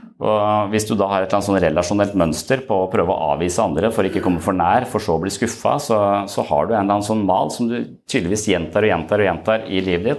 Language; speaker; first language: Norwegian; native; Norwegian